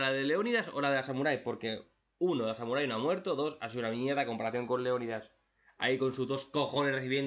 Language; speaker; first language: Spanish; native; Spanish